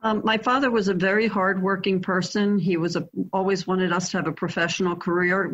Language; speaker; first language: English; native; English